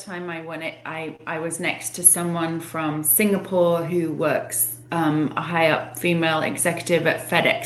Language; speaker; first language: English; native; English